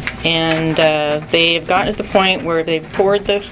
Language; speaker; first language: English; native; English